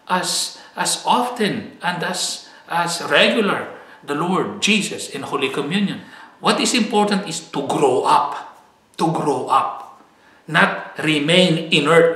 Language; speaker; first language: English; non-native, fluent; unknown